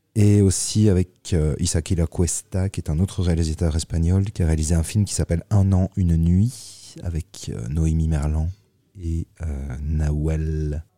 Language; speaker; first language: French; native; French